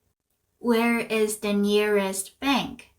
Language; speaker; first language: English; non-native, fluent; Korean